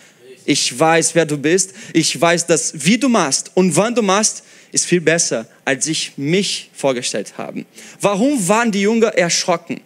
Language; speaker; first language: German; non-native, fluent; Portuguese